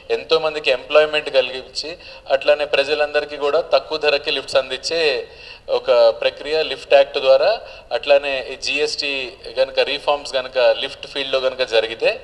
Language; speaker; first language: Telugu; native; Telugu